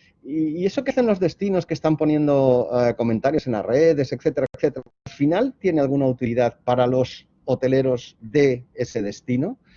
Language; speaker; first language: Spanish; native; Spanish